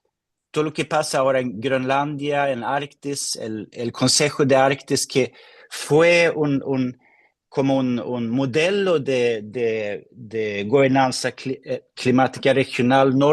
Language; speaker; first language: Spanish; non-native, fluent; Swedish